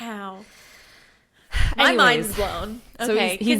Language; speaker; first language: English; native; English